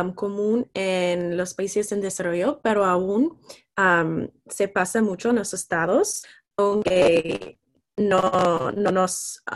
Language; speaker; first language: Spanish; non-native, fluent; English